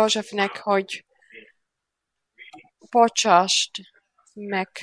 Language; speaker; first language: Hungarian; non-native, learner; Finnish